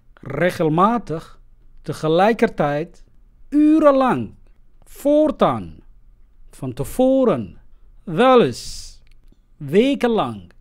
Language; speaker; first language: Dutch; non-native, fluent; Somali